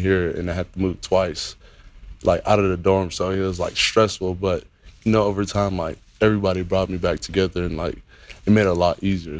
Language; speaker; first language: English; native; English